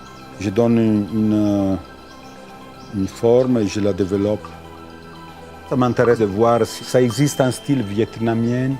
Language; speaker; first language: French; non-native, fluent; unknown